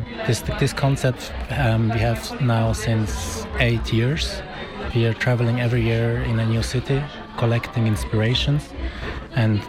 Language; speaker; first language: English; non-native, fluent; Persian